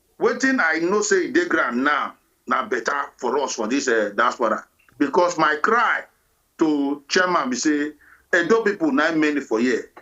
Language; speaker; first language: Nigerian Pidgin; non-native, local second language; Bini